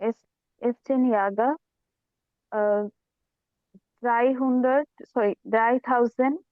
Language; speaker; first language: German; non-native, learner; Bangla